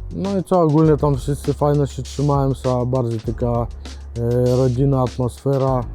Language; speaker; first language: Polish; non-native, fluent; Ukrainian